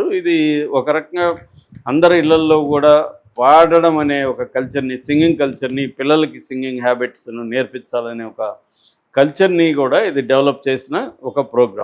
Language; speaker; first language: Telugu; native; Telugu